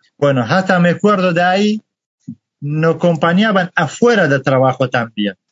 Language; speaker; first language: Spanish; non-native, fluent; Kurdish